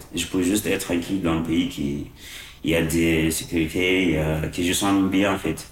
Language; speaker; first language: French; non-native, learner; Arabic